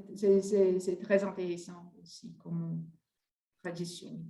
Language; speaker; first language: French; non-native, fluent; Portuguese